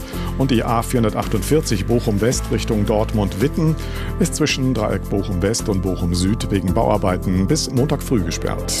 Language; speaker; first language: German; native; German